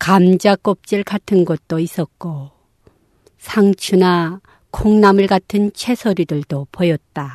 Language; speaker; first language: Korean; non-native, local second language; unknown